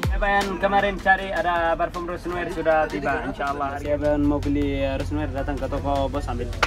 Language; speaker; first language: Indonesian; non-native, learner; Arabic